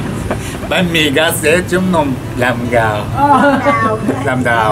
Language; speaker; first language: Vietnamese; non-native, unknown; Japanese